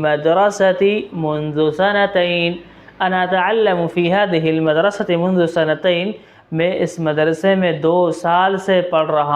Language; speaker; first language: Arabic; non-native, fluent; Urdu